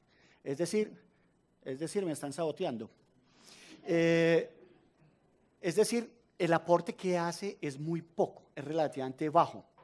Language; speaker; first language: Spanish; native; Spanish